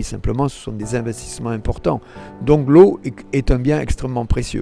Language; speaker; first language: French; native; French